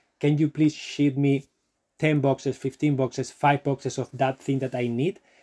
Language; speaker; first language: English; non-native, fluent; Spanish